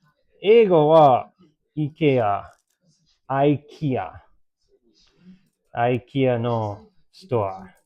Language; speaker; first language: Japanese; non-native, learner; English